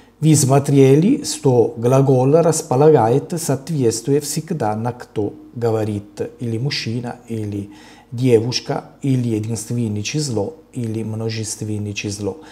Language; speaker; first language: Russian; non-native, learner; Italian